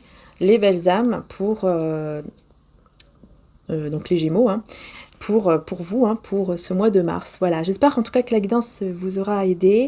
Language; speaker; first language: French; native; French